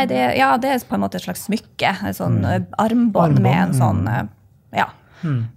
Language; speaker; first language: Norwegian; native; Norwegian